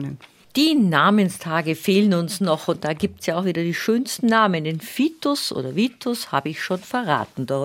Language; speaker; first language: German; native; German